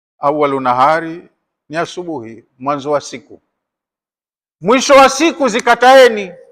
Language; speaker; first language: Swahili; native; Swahili